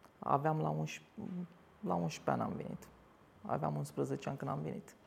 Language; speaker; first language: Romanian; early bilingual, other home language; Turkish